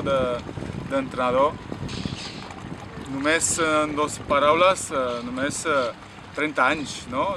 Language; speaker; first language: Catalan; non-native, fluent; Romanian